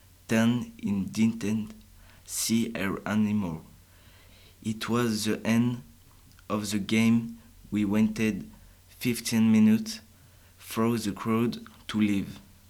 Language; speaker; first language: English; non-native, learner; French